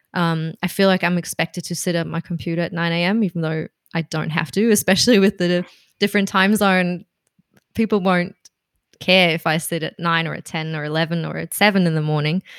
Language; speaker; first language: English; non-native, fluent; German